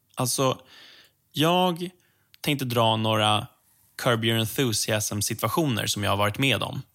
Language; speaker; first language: Swedish; native; Swedish